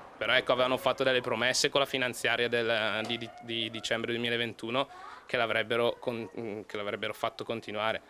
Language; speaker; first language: Italian; native; Italian